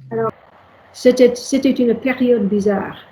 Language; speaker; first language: French; non-native, fluent; English